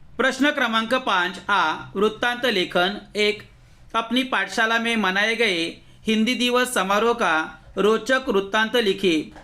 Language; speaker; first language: Hindi; non-native, local second language; Marathi